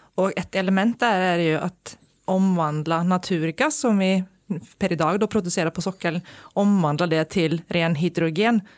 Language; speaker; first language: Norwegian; non-native, fluent; Icelandic